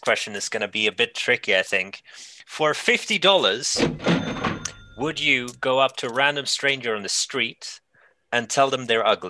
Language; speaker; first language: English; non-native, fluent; Swedish